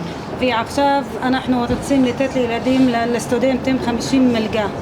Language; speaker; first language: Hebrew; non-native, local second language; Arabic